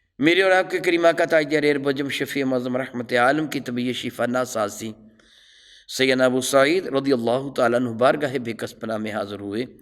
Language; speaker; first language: Urdu; non-native, local second language; Punjabi